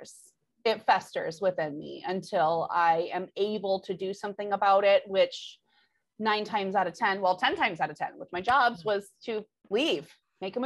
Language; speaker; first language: English; native; English